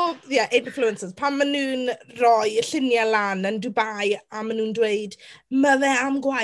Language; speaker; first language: Welsh; non-native, local second language; English